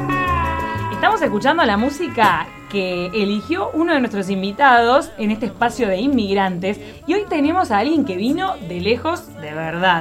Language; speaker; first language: Spanish; native; Spanish